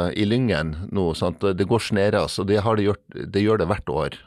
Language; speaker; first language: Norwegian; native; Norwegian